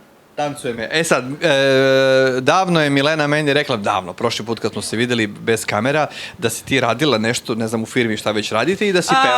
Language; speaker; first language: Bosnian; native; Bosnian